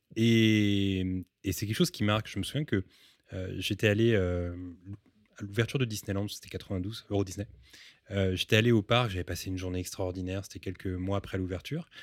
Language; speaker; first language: French; early bilingual, other home language; Spanish